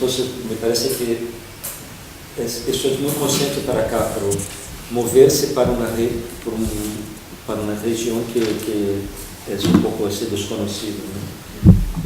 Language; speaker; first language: Spanish; non-native, fluent; Portuguese